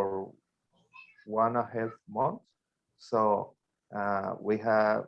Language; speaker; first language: English; non-native, learner; Spanish